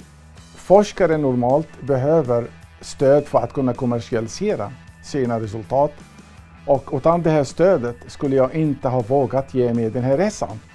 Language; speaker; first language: Swedish; non-native, fluent; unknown